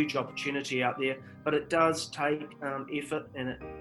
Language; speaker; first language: English; native; English